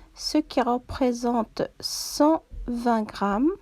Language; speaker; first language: French; non-native, local second language; Arabic